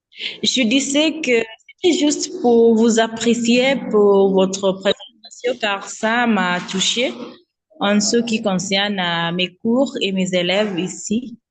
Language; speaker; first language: French; non-native, fluent; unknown